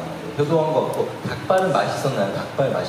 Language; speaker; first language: Korean; native; Korean